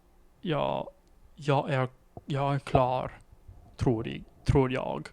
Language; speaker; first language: Swedish; non-native, learner; English